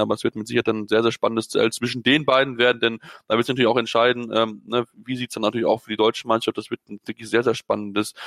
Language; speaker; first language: German; native; German